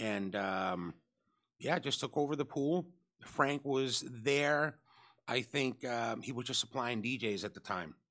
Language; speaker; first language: English; early bilingual, other home language; Spanish